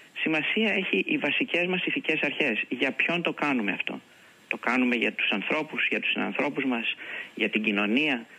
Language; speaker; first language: Greek; native; Greek